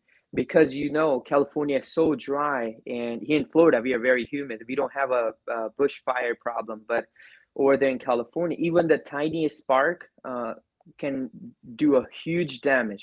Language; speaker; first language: English; non-native, local second language; Gujarati